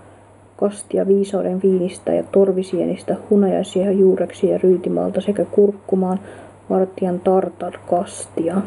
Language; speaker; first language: Finnish; native; Finnish